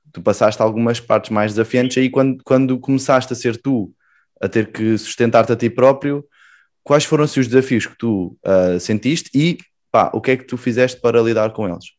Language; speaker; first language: Portuguese; native; Portuguese